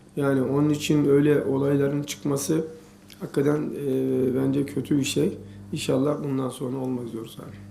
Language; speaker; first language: Turkish; native; Turkish